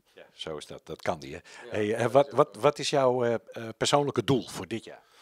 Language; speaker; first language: Dutch; native; Dutch